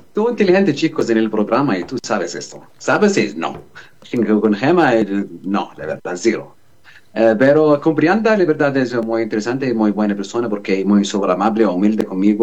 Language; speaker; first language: Spanish; non-native, learner; Arabic